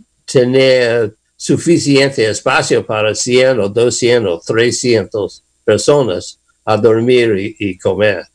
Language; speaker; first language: Spanish; non-native, learner; English